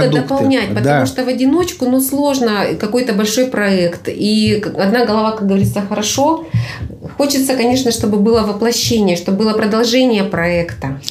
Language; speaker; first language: Russian; native; Russian